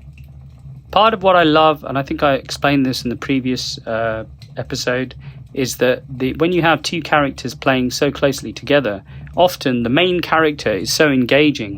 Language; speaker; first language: English; native; English